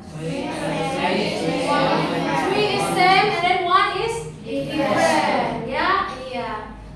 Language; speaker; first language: English; non-native, learner; Indonesian